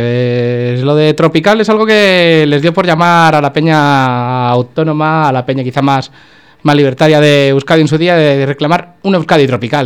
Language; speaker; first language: Spanish; native; Spanish